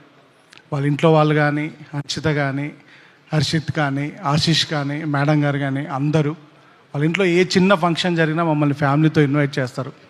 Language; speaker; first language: Telugu; native; Telugu